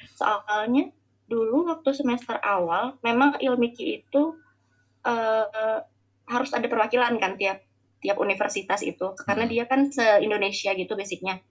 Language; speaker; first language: Indonesian; native; Indonesian